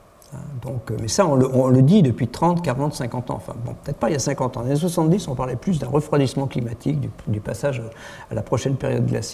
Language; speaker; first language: French; native; French